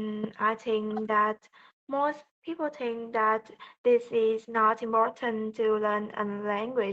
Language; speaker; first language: English; non-native, learner; Vietnamese